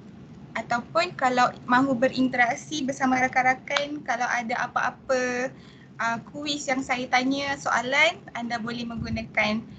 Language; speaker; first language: Malay; native; Malay